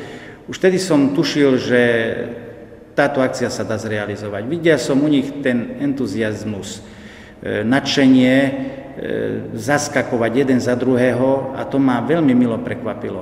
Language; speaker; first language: Slovak; native; Slovak